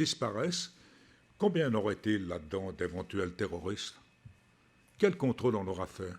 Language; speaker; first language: French; native; French